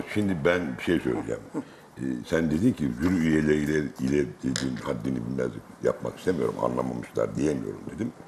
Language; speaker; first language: Turkish; native; Turkish